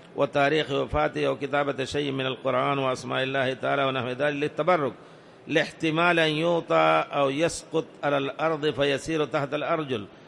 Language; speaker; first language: Arabic; non-native, fluent; Urdu